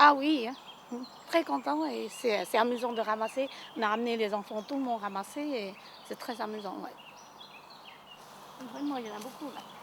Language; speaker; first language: French; non-native, learner; Hmong